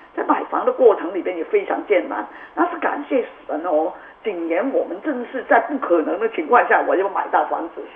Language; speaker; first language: Chinese; non-native, local second language; Cantonese